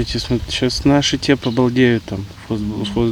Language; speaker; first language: Russian; native; Russian